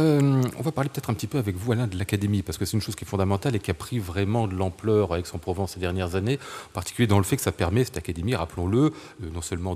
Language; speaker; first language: French; native; French